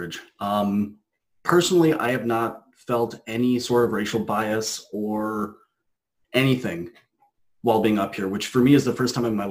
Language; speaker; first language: English; native; English